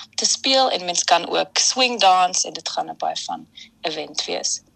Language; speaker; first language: Afrikaans; early bilingual, heritage; German